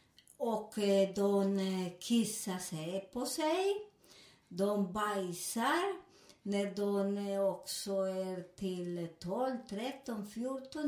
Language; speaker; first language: Swedish; non-native, fluent; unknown